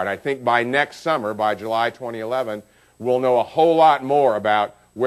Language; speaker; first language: English; native; English